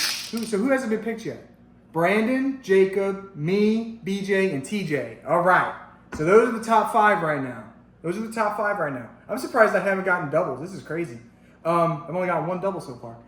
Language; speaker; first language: English; native; English